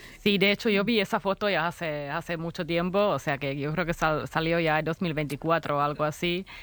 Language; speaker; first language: Spanish; non-native, fluent; Finnish